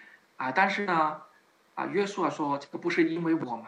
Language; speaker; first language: Chinese; native; Chinese